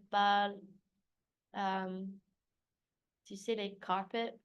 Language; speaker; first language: French; early bilingual, heritage; English